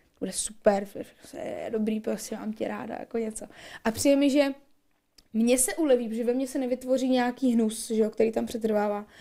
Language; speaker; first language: Czech; non-native, local second language; Polish